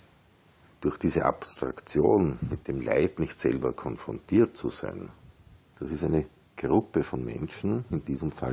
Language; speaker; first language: German; native; German